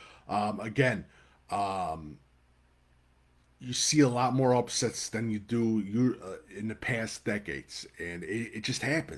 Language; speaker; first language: English; native; English